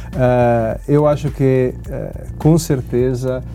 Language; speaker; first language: Portuguese; non-native, fluent; Italian